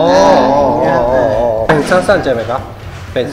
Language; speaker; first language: Thai; non-native, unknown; Japanese